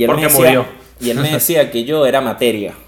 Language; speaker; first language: Spanish; native; Spanish